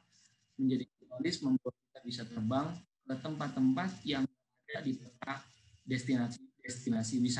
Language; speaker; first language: Indonesian; native; Indonesian